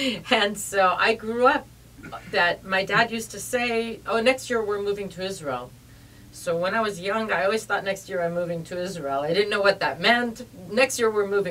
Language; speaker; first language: English; native; English